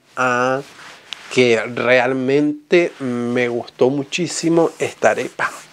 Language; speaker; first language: Spanish; native; Spanish